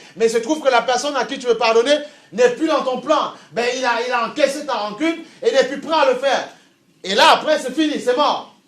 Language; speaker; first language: French; native; French